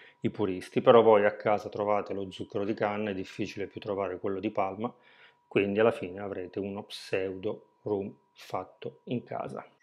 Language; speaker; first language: Italian; native; Italian